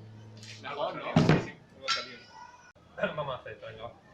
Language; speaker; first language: Spanish; native; Spanish